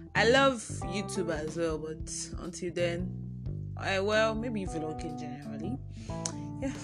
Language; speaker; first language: English; non-native, local second language; Yoruba